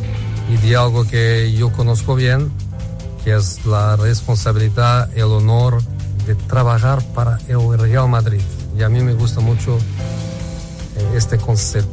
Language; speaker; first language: Spanish; non-native, fluent; Portuguese